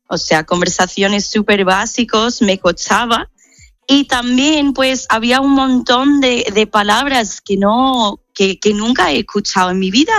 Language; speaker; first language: Spanish; non-native, fluent; English